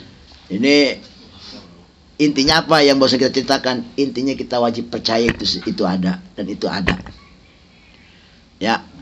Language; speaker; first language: Indonesian; native; Indonesian